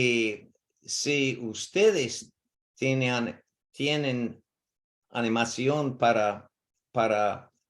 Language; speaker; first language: Spanish; non-native, learner; English